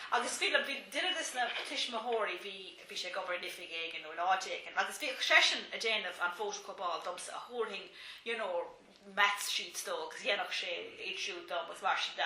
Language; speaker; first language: Irish; non-native, local second language; English